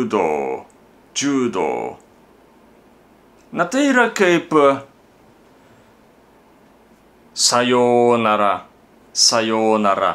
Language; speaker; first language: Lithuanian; non-native, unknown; Japanese